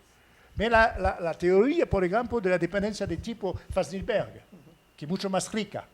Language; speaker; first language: Spanish; non-native, fluent; French